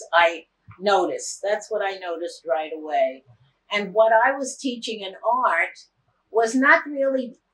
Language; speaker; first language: English; native; English